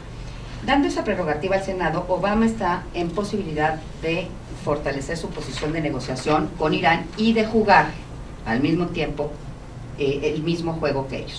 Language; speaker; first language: Spanish; native; Spanish